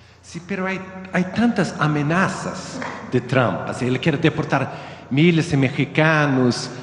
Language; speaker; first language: Spanish; non-native, learner; Swedish